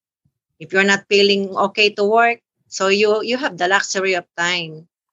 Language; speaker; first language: English; non-native, local second language; Filipino